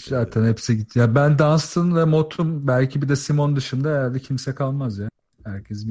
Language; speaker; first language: Turkish; native; Turkish